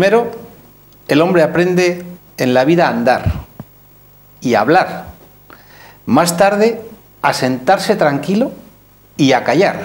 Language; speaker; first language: Spanish; native; Spanish